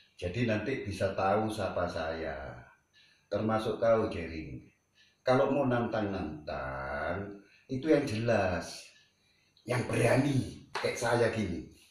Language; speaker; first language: Malay; non-native, local second language; Buginese